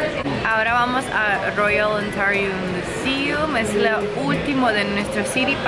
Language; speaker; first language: Spanish; non-native, fluent; Croatian